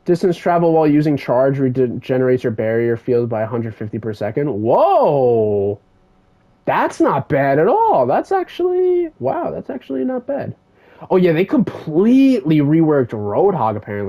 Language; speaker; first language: English; native; English